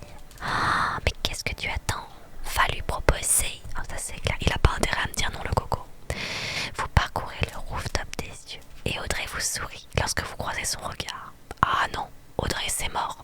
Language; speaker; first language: French; native; French